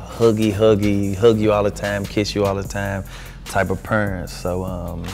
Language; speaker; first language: English; native; English